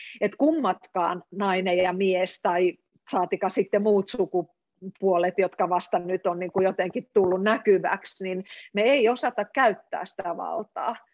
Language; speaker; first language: Finnish; native; Finnish